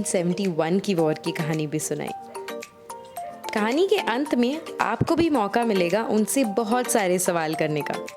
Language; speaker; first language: Hindi; native; Hindi